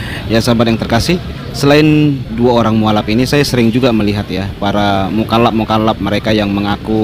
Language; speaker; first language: Indonesian; native; Indonesian